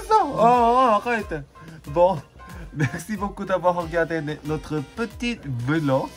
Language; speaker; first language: French; non-native, learner; Korean